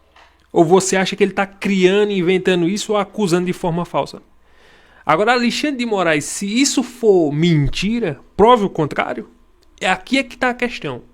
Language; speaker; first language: Portuguese; native; Portuguese